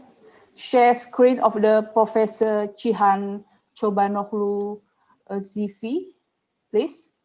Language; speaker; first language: English; non-native, fluent; Indonesian